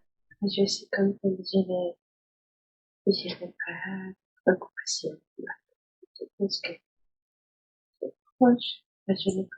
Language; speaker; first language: French; non-native, learner; Spanish